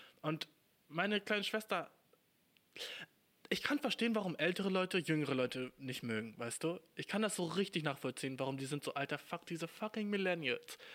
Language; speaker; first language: German; native; German